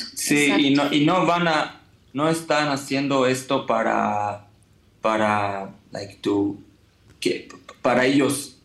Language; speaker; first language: Spanish; non-native, fluent; Hebrew